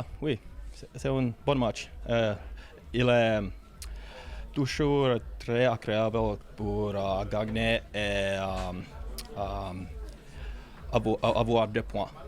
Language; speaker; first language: French; non-native, learner; Swedish